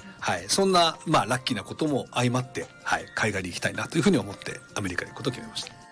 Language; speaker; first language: Japanese; native; Japanese